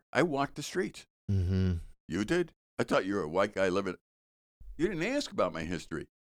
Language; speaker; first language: English; native; English